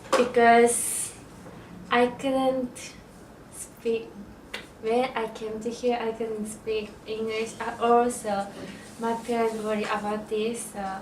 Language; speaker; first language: English; non-native, learner; Japanese